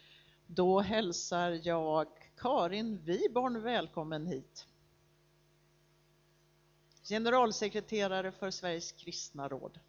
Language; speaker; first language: Swedish; native; Swedish